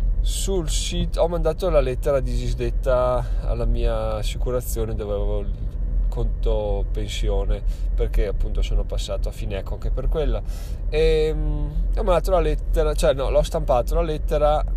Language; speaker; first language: Italian; native; Italian